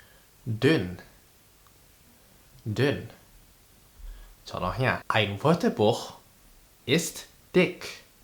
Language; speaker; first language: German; non-native, fluent; Indonesian